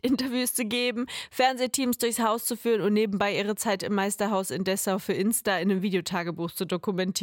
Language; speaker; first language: German; native; German